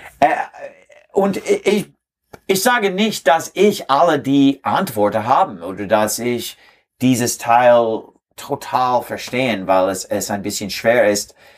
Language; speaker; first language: German; non-native, learner; English